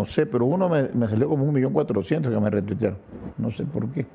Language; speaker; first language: Spanish; native; Spanish